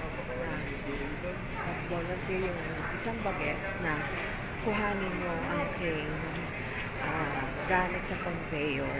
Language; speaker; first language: Filipino; native; Filipino